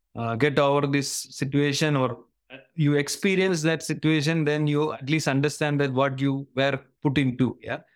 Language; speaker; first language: English; non-native, local second language; Malayalam